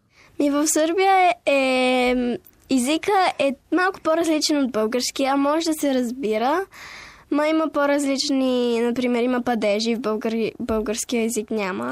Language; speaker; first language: Bulgarian; early bilingual, heritage; Bulgarian